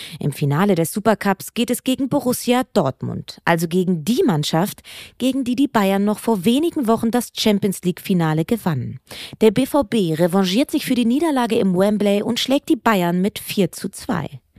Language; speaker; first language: German; native; German